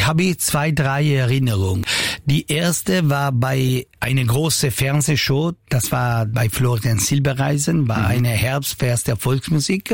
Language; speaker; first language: German; non-native, local second language; Italian